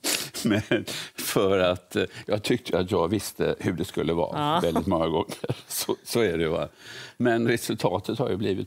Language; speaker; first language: Swedish; native; Swedish